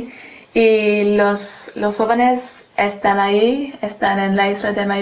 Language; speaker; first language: Spanish; non-native, learner; English